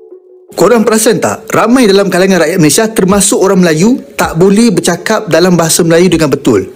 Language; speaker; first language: Malay; native; Malay